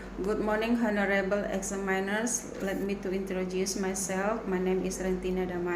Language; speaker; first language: English; non-native, learner; Indonesian